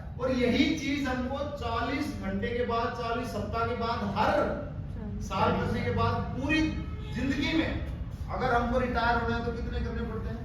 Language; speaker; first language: Hindi; native; Hindi